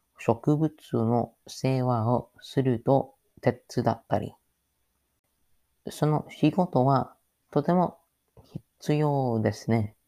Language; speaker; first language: Japanese; non-native, learner; English